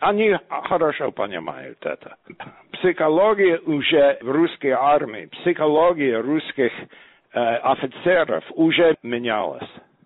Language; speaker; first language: Russian; non-native, fluent; English